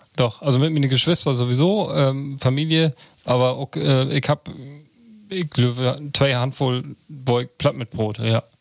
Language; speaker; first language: German; non-native, local second language; Low German